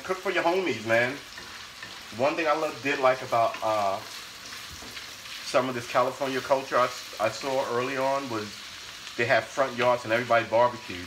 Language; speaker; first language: English; native; English